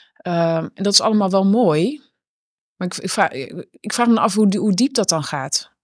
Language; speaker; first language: Dutch; native; Dutch